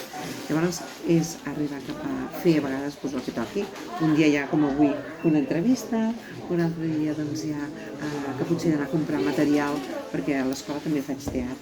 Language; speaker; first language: Catalan; native; Catalan